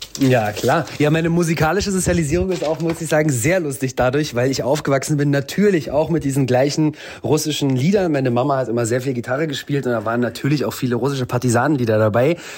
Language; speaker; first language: German; early bilingual, other home language; Russian